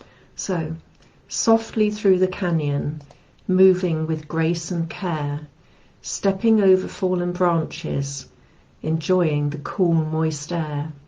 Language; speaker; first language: English; native; English